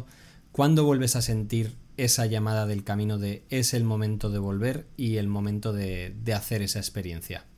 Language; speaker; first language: Spanish; native; Spanish